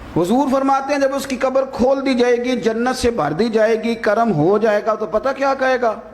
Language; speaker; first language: Urdu; non-native, local second language; Punjabi